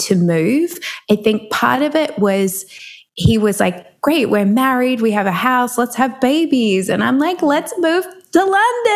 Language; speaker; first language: English; native; English